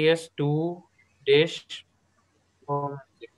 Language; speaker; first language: German; non-native, learner; Urdu